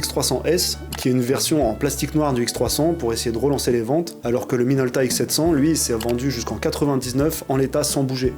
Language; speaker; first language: French; native; French